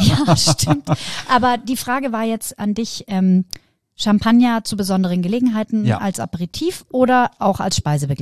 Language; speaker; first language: German; native; German